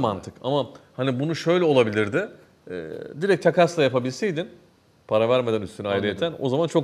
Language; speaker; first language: Turkish; native; Turkish